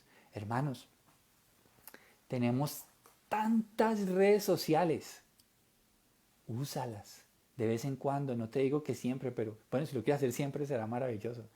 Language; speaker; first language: Spanish; native; Spanish